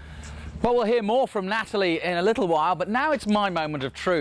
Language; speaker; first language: English; native; English